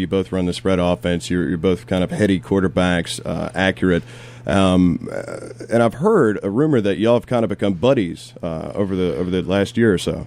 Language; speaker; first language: English; native; English